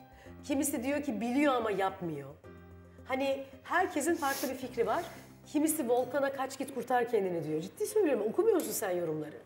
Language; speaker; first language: Turkish; native; Turkish